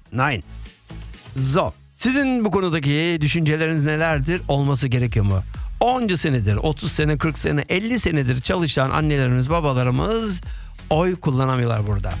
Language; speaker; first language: Turkish; early bilingual, heritage; Turkish